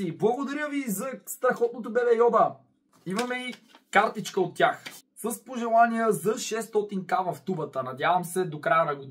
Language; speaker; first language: Bulgarian; native; Bulgarian